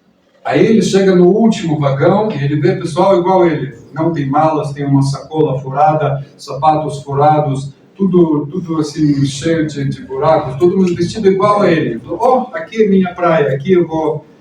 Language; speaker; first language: Portuguese; non-native, fluent; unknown